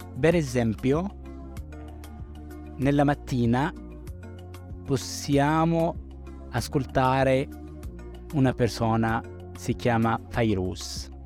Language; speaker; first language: Italian; non-native, learner; Arabic